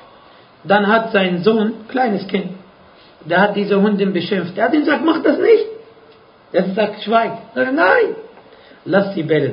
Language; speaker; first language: German; non-native, fluent; Arabic